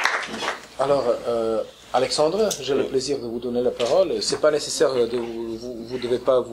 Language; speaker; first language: French; non-native, fluent; Serbian